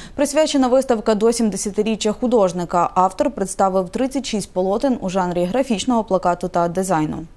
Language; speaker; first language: Ukrainian; native; Ukrainian